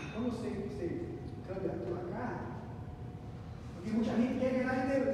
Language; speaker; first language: Spanish; non-native, learner; Portuguese